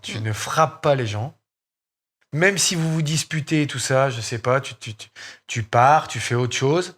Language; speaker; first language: French; native; French